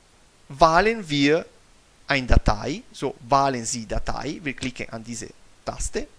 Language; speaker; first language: German; non-native, fluent; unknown